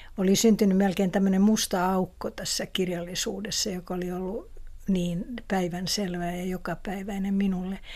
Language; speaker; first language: Finnish; non-native, local second language; Swedish